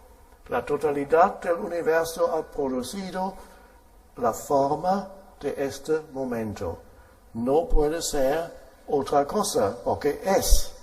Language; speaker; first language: Spanish; non-native, fluent; German